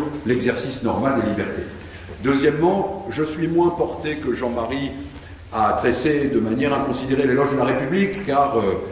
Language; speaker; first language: French; native; French